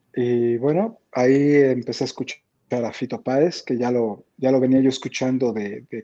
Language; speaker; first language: Spanish; native; Spanish